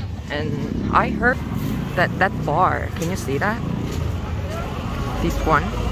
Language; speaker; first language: English; non-native, fluent; Korean